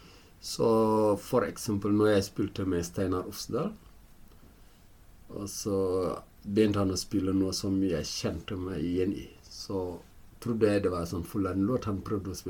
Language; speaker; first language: Norwegian; non-native, fluent; Fula